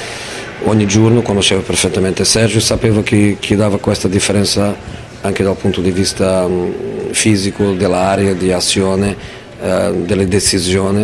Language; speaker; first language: Italian; non-native, fluent; Portuguese